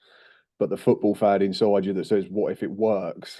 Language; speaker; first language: English; native; English